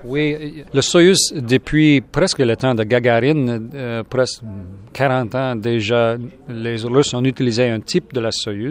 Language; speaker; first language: French; non-native, local second language; English